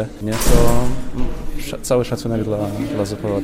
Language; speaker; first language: Polish; non-native, learner; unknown